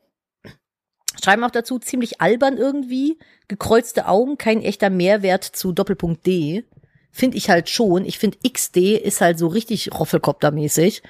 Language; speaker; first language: German; native; German